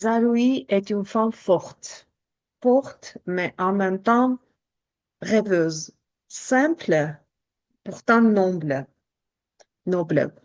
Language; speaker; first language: French; non-native, fluent; Armenian